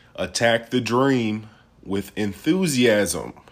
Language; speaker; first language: English; native; English